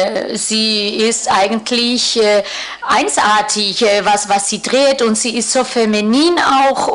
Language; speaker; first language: German; non-native, fluent; Spanish